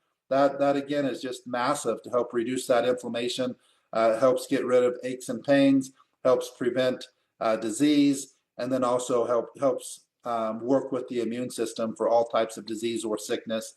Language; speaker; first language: English; native; English